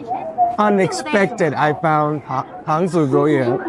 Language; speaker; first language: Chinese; non-native, learner; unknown